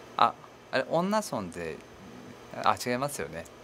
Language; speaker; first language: Japanese; native; Japanese